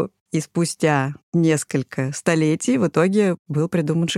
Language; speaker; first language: Russian; native; Russian